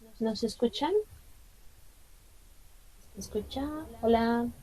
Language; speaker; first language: Spanish; non-native, fluent; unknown